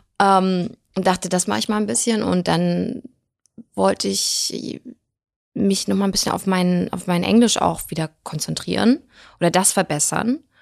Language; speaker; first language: German; early bilingual, other home language; Russian